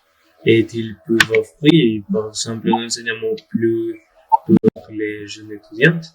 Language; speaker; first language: French; non-native, learner; Spanish